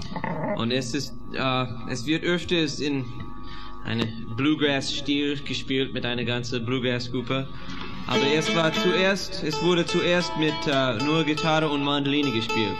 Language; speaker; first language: German; non-native, fluent; English